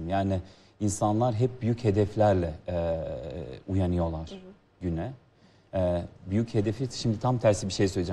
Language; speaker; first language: Turkish; non-native, fluent; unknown